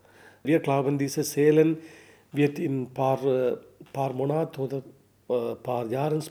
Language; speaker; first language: German; non-native, learner; Tamil